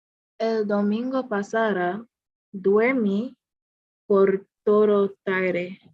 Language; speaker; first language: Spanish; non-native, learner; English